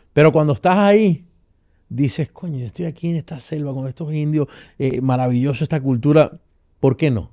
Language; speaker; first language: Spanish; native; Spanish